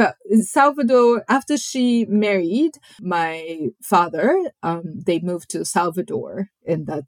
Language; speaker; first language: English; non-native, fluent; Japanese